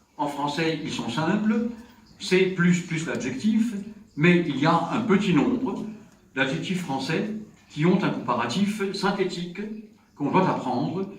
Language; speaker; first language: French; native; French